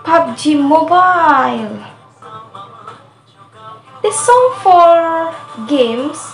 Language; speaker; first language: English; non-native, learner; Indonesian